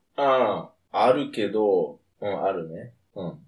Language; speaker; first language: Japanese; non-native, fluent; English